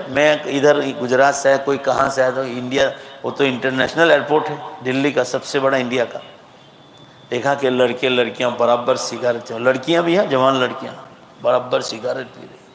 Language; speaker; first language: Urdu; non-native, local second language; Gujarati